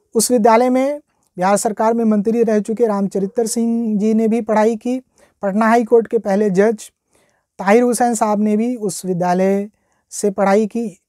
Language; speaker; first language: Hindi; native; Hindi